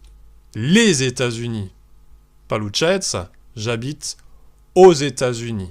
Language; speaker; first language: French; native; French